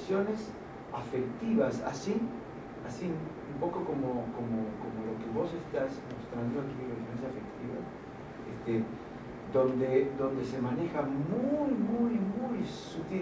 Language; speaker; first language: Spanish; native; Spanish